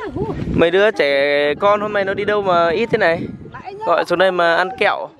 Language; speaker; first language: Vietnamese; native; Vietnamese